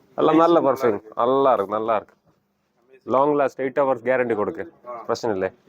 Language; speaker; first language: Tamil; non-native, local second language; Malayalam